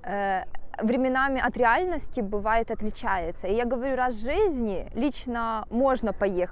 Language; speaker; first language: Russian; native; Russian